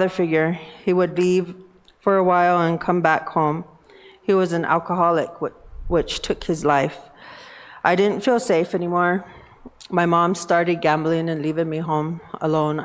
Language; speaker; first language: English; native; English